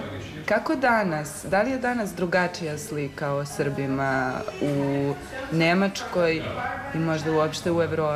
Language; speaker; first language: Serbian; native; Serbian